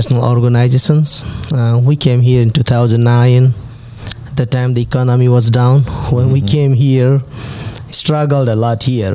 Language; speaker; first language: English; non-native, local second language; Nepali